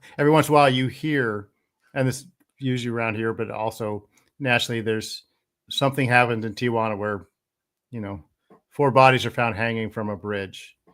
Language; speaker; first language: English; native; English